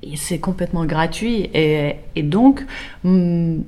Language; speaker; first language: French; non-native, fluent; Persian